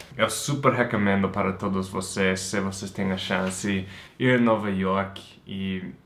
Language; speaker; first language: Portuguese; non-native, fluent; English